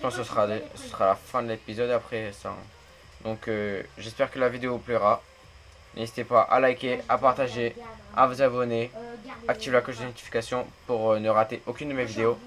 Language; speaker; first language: French; native; French